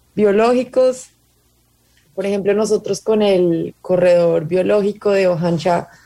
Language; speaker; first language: Spanish; native; Spanish